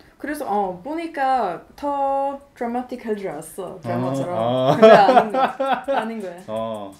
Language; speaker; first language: Korean; non-native, fluent; Swedish